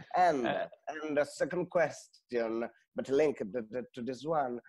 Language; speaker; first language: English; non-native, fluent; Italian